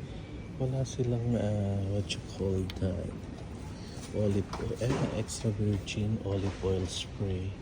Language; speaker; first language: English; non-native, local second language; Filipino